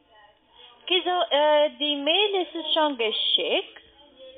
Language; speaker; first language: German; non-native, learner; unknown